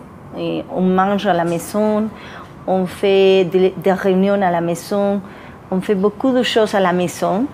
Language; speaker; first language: French; non-native, fluent; Spanish